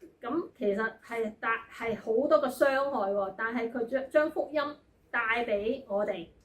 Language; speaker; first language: Cantonese; native; Cantonese